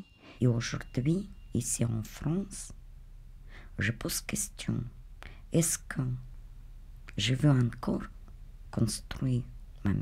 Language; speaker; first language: French; non-native, learner; Russian